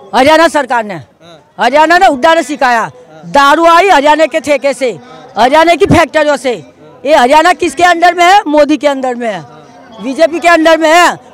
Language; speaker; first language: Hindi; non-native, local second language; Gujarati